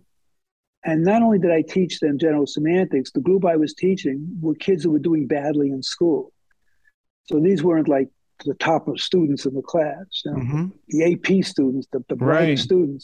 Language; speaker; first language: English; native; English